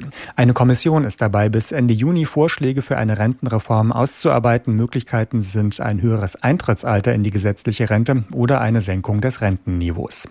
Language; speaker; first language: German; native; German